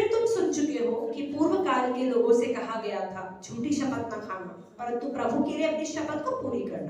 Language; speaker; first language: Hindi; native; Hindi